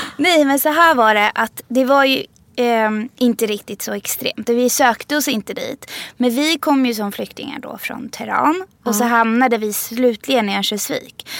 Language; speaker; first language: Swedish; early bilingual, other home language; Persian